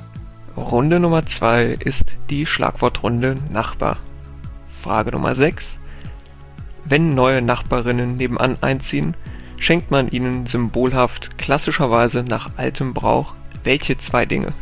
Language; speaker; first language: German; native; German